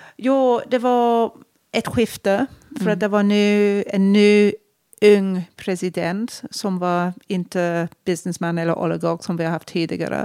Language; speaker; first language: Swedish; non-native, fluent; English